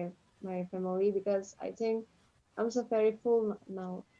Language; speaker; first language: English; non-native, learner; Indonesian